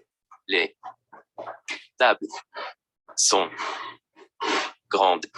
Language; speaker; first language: French; non-native, learner; Vietnamese